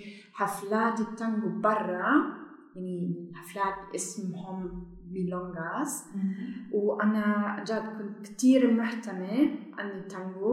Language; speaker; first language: Arabic; non-native, learner; German